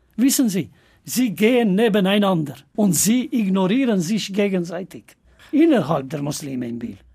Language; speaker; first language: German; non-native, fluent; Albanian